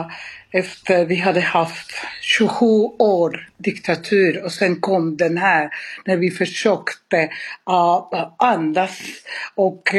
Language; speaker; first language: Swedish; non-native, fluent; Spanish